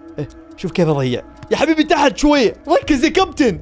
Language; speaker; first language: Arabic; native; Arabic